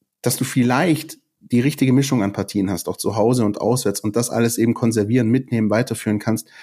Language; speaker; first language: German; native; German